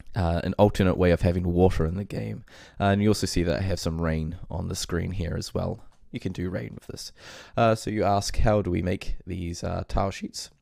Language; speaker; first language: English; native; English